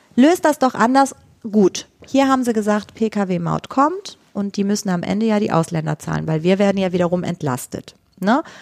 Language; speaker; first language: German; native; German